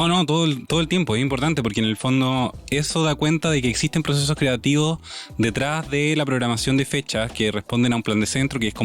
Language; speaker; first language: Spanish; native; Spanish